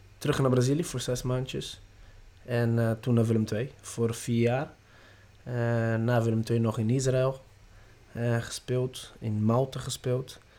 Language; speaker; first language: Dutch; non-native, fluent; Portuguese